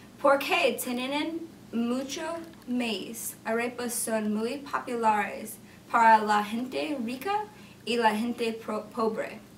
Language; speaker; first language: Spanish; non-native, learner; English